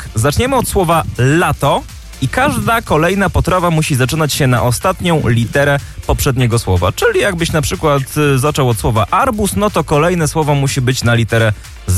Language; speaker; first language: Polish; native; Polish